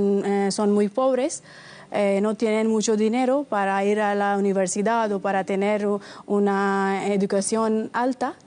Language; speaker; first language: Spanish; non-native, fluent; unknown